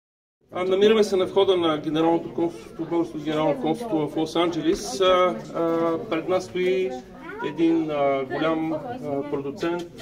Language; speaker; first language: Bulgarian; native; Bulgarian